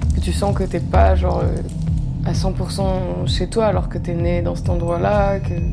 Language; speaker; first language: French; native; French